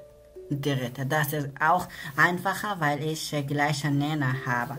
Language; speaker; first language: German; non-native, learner; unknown